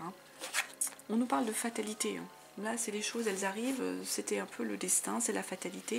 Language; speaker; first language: French; native; French